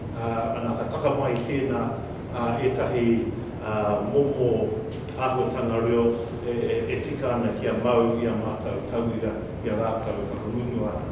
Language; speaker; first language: Māori; non-native, local second language; English